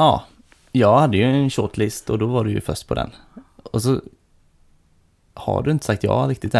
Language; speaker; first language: Swedish; native; Swedish